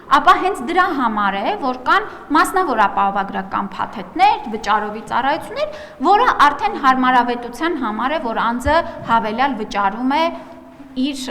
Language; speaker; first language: Armenian; native; Armenian